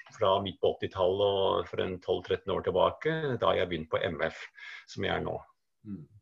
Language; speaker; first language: Norwegian; native; Norwegian